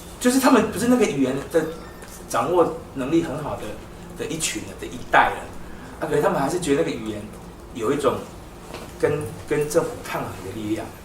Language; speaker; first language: Chinese; non-native, local second language; Min Nan Chinese